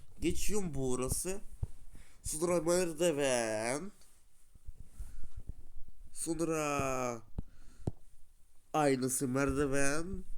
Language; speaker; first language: Turkish; non-native, learner; Russian